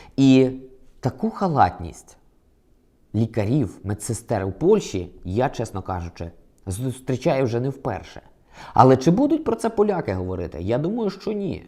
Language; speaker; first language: Ukrainian; native; Ukrainian